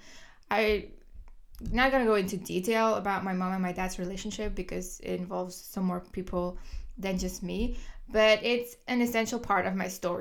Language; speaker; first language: English; non-native, fluent; Dutch